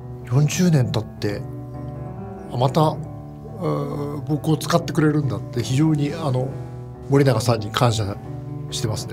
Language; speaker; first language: Japanese; native; Japanese